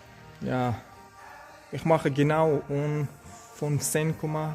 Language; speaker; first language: German; non-native, learner; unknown